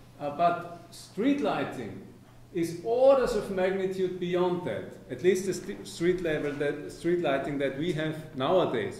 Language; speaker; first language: English; non-native, fluent; German